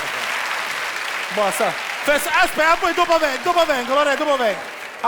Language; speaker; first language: Italian; native; Italian